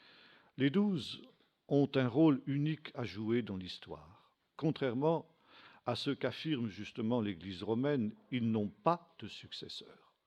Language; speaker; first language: French; native; French